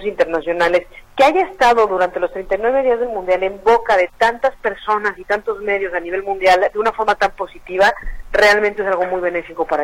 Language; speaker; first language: Spanish; native; Spanish